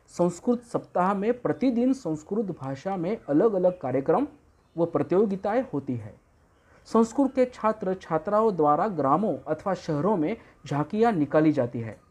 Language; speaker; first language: Hindi; non-native, local second language; Marathi